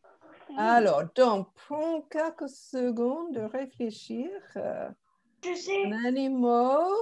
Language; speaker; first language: French; non-native, fluent; English